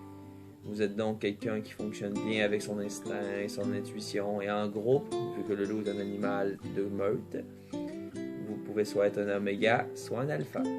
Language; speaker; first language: French; native; French